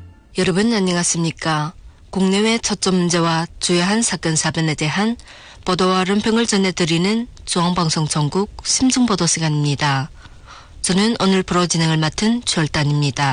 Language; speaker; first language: Korean; native; Korean